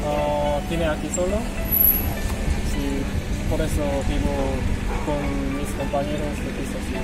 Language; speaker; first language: Spanish; non-native, learner; Korean